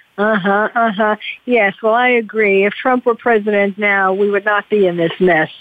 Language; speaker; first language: English; native; English